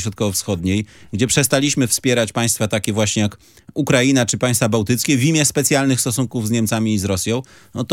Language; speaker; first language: Polish; native; Polish